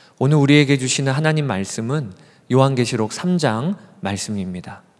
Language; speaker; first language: Korean; native; Korean